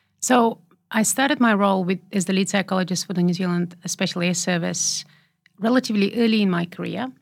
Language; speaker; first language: English; non-native, fluent; Bulgarian